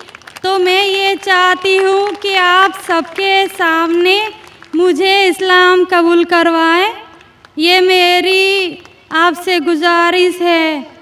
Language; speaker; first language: Hindi; non-native, local second language; Marathi